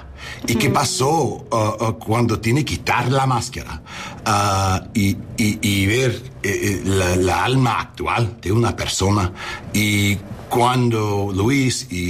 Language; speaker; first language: Spanish; non-native, learner; English